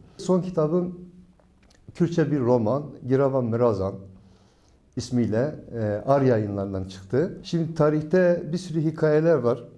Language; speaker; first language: Turkish; non-native, local second language; Kurdish